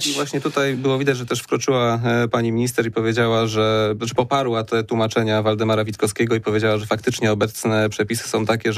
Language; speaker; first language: Polish; native; Polish